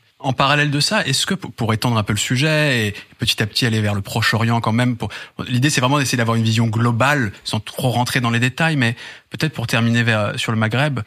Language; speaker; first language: French; native; French